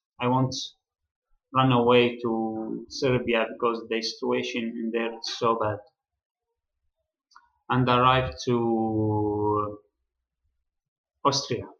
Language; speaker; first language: English; non-native, learner; Arabic